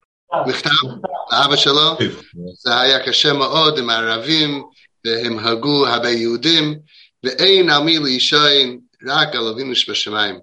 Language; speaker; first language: Hebrew; non-native, fluent; English